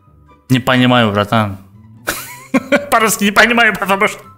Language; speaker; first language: Russian; non-native, local second language; Uzbek